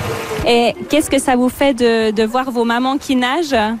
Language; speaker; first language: French; native; French